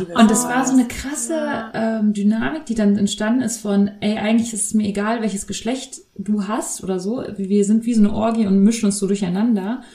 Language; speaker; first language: German; native; German